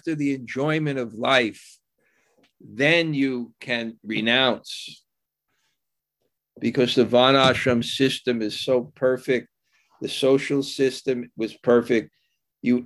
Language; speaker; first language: English; native; English